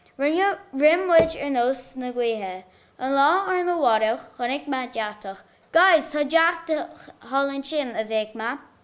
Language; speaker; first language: Irish; native; Irish